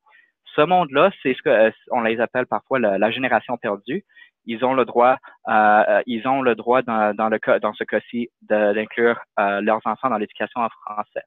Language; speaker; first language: French; native; French